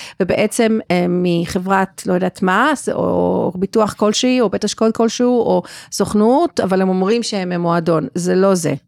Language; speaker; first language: Hebrew; non-native, fluent; English